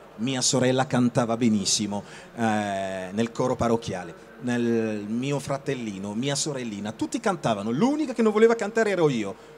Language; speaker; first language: Italian; non-native, fluent; Lingala